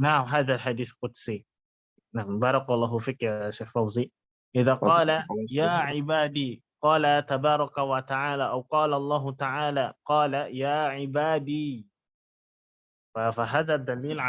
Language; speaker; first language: Arabic; non-native, fluent; Indonesian